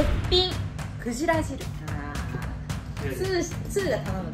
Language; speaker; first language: Japanese; native; Japanese